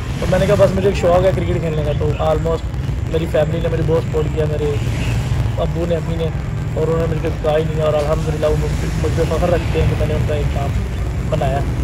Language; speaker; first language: Urdu; non-native, local second language; Punjabi